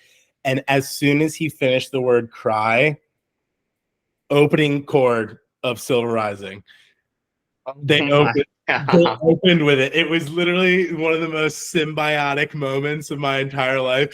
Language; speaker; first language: English; native; English